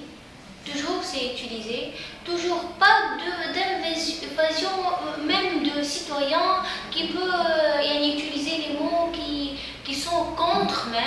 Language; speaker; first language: French; non-native, learner; Arabic